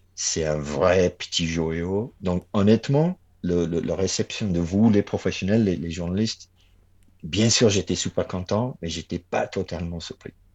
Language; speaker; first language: French; non-native, fluent; English